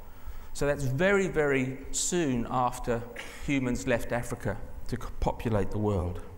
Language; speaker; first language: English; native; English